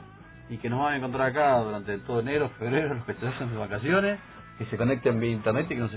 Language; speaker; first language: Spanish; native; Spanish